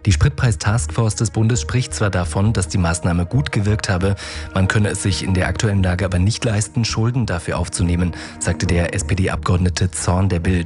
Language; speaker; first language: German; native; German